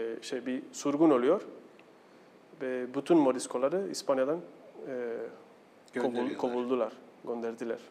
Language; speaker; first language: Turkish; non-native, fluent; Spanish